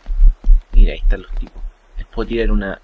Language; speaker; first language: Spanish; native; Spanish